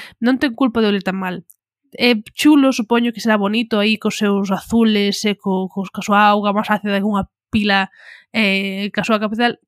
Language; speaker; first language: Galician; non-native, local second language; Spanish